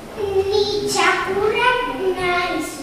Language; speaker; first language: Basque; non-native, local second language; Spanish